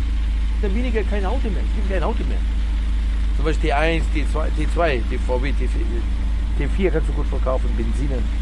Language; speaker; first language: German; non-native, learner; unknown